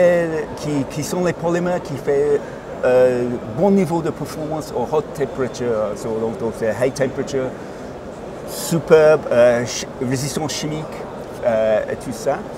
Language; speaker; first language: French; non-native, fluent; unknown